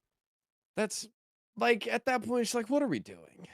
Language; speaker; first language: English; native; English